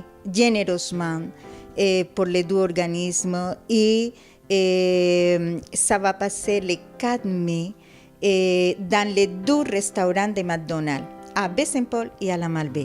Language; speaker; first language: French; non-native, fluent; Spanish